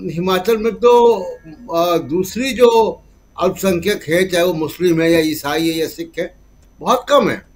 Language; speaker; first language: Hindi; native; Hindi